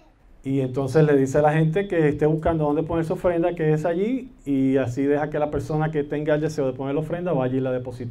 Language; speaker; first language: Spanish; native; Spanish